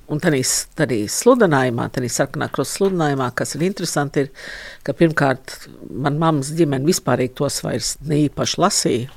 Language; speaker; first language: Latvian; early bilingual, heritage; Latvian